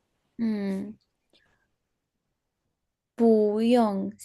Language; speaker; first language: Chinese; non-native, learner; Spanish